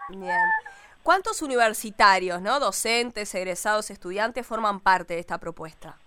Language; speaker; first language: Spanish; native; Spanish